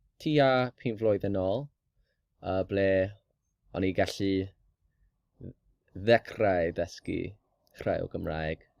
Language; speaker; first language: Welsh; non-native, learner; English